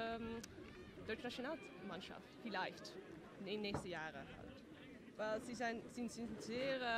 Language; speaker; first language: German; non-native, learner; Dutch